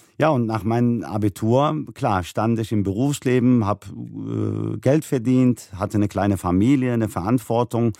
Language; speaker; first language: German; early bilingual, other home language; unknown